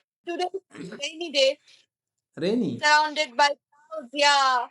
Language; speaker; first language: English; non-native, learner; Bangla